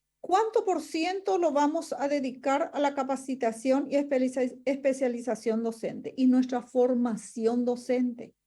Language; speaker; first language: Spanish; non-native, local second language; Guarani